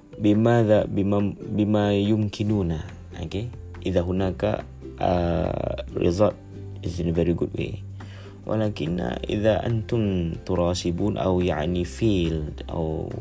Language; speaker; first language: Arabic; non-native, learner; Malay